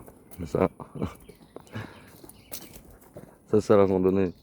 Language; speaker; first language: French; native; French